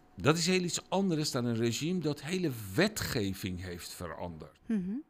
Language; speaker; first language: Dutch; non-native, fluent; Persian